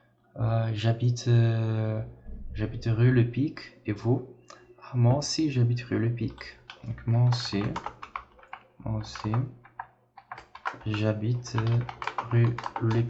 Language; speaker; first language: French; non-native, fluent; Portuguese